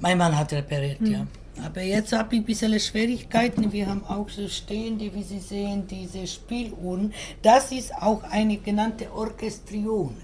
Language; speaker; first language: German; non-native, fluent; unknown